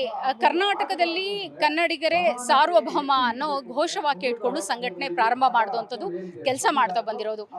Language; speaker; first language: Kannada; native; Kannada